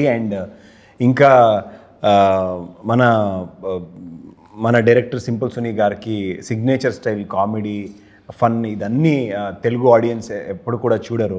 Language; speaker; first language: Telugu; non-native, learner; Kannada